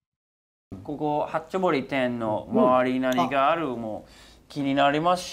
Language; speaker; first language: Japanese; native; Japanese